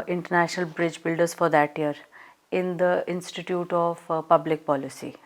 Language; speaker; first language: English; non-native, local second language; Punjabi